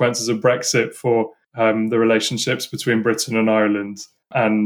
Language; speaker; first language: English; native; English